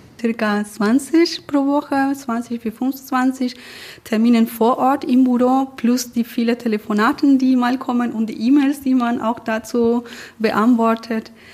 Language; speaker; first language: German; non-native, fluent; Spanish